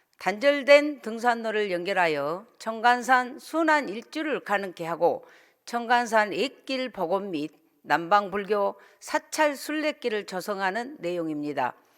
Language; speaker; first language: Korean; native; Korean